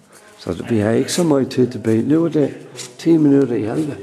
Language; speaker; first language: Danish; non-native, learner; English